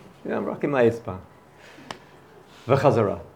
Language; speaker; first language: Hebrew; non-native, fluent; English